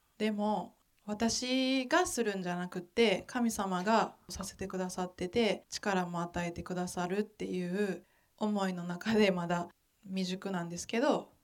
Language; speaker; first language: Japanese; native; Japanese